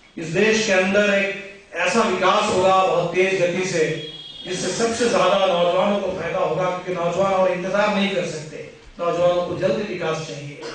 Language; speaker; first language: Hindi; native; Hindi